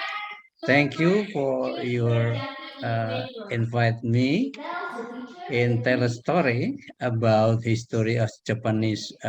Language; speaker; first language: English; non-native, learner; Indonesian